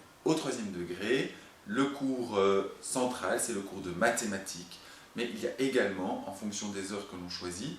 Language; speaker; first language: French; native; French